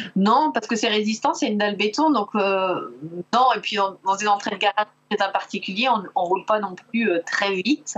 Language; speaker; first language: French; native; French